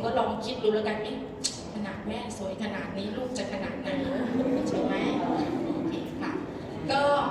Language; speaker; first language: Thai; non-native, local second language; Northeastern Thai